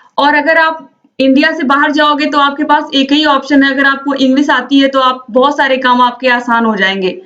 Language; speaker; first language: Hindi; native; Hindi